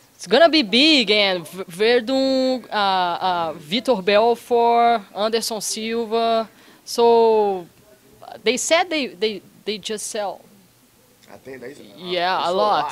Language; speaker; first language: English; non-native, learner; Portuguese